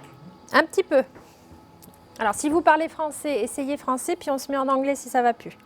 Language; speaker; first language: French; native; French